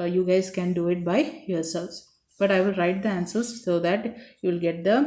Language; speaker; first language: English; non-native, local second language; Malayalam